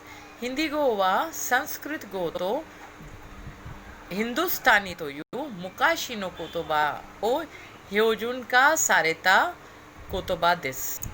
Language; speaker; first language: Japanese; non-native, fluent; Hindi